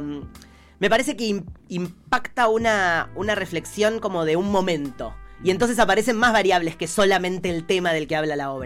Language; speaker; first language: Spanish; native; Spanish